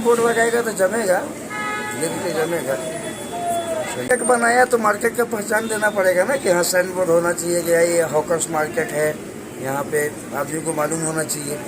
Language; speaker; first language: Hindi; non-native, local second language; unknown